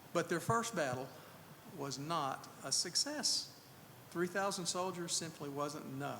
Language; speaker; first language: English; native; English